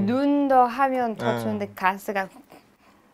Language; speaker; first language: Korean; non-native, learner; Hebrew